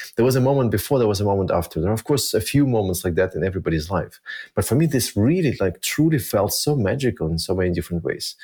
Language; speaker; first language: English; early bilingual, other home language; Russian